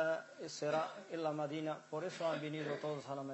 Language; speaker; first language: Spanish; non-native, fluent; Arabic